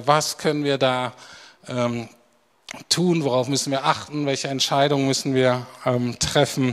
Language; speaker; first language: German; native; German